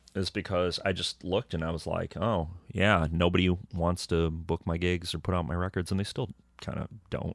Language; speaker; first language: English; native; English